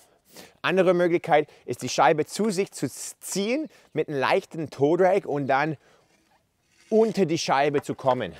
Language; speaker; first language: German; non-native, fluent; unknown